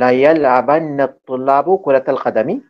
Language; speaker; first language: Arabic; non-native, fluent; Urdu